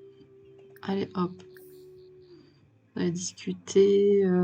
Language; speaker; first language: French; native; French